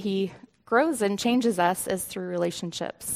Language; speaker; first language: English; native; English